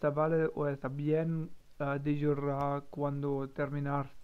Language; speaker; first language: Spanish; non-native, learner; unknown